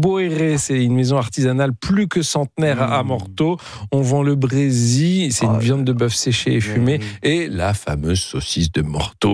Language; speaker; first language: French; native; French